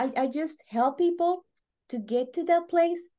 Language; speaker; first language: English; non-native, fluent; Spanish